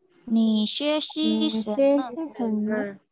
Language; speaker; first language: Chinese; non-native, learner; Indonesian